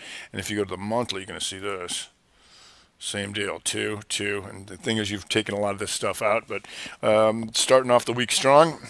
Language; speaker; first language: English; native; English